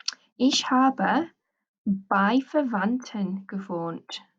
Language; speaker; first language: German; non-native, fluent; English